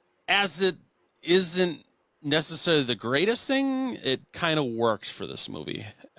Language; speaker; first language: English; native; English